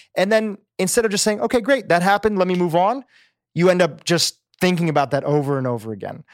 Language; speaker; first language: English; native; English